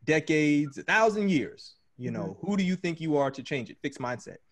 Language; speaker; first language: English; native; English